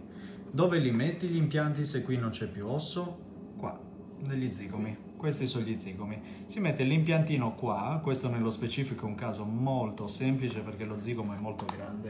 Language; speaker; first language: Italian; native; Italian